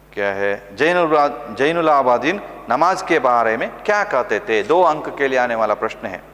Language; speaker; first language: Hindi; non-native, local second language; Kannada